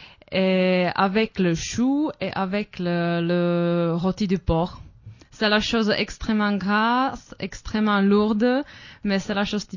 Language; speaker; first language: French; non-native, fluent; Czech